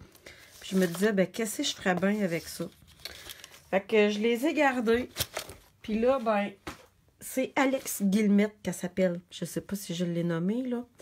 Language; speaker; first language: French; native; French